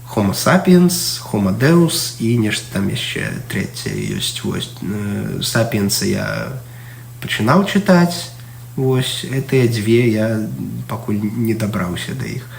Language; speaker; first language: Belarusian; non-native, local second language; Russian